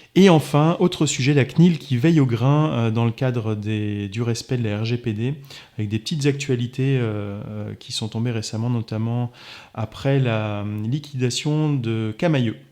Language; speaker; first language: French; native; French